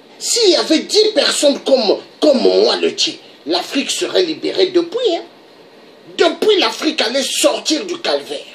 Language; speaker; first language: French; non-native, local second language; Lingala